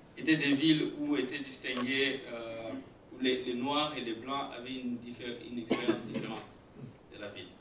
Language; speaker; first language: French; non-native, local second language; Swahili